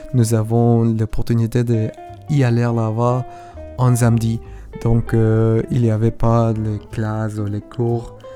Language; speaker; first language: French; non-native, learner; Spanish